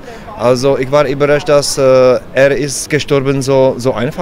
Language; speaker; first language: German; non-native, learner; Czech